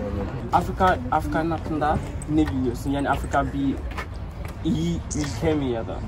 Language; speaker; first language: Turkish; non-native, learner; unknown